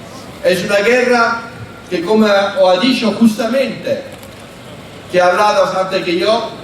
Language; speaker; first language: Spanish; non-native, fluent; Italian